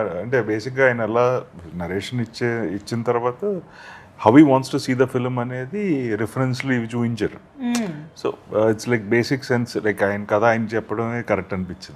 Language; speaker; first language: Telugu; native; Telugu